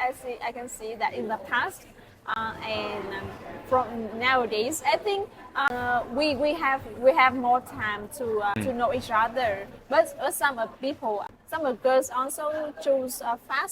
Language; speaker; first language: English; non-native, learner; Vietnamese